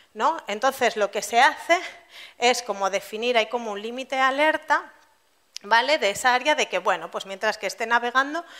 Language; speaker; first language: Spanish; native; Spanish